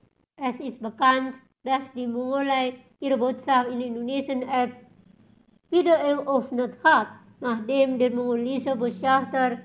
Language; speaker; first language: German; non-native, fluent; Indonesian